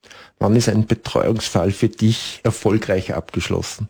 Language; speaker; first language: German; native; German